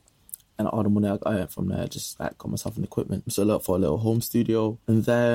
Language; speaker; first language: English; native; English